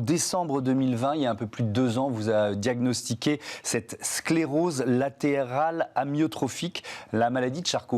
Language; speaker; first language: French; native; French